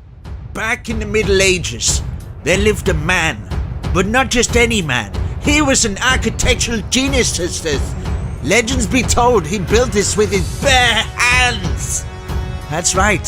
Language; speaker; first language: English; native; English